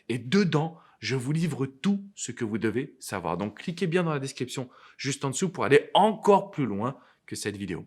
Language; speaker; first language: French; native; French